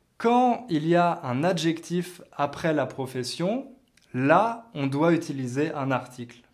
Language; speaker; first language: French; native; French